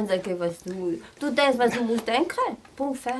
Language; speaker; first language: German; non-native, fluent; French